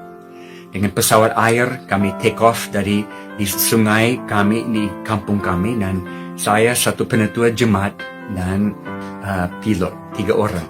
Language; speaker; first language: Indonesian; non-native, fluent; English